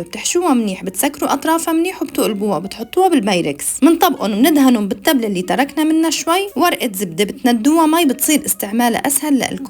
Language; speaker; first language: Arabic; native; Arabic